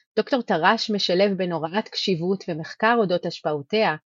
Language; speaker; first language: Hebrew; non-native, fluent; Spanish